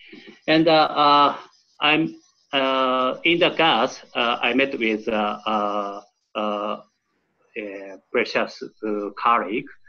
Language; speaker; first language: English; non-native, learner; Japanese